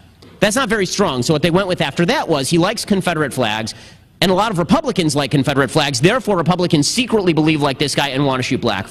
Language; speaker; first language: English; native; English